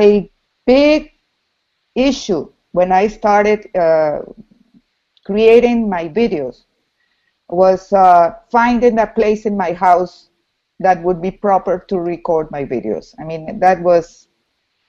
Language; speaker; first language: English; non-native, fluent; Spanish